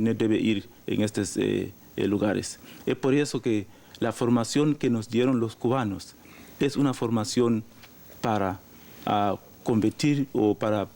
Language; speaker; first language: Spanish; non-native, learner; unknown